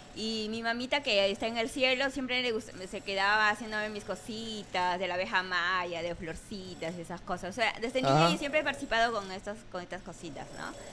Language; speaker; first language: Spanish; native; Spanish